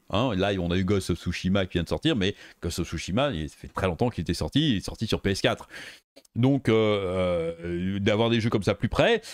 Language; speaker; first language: French; native; French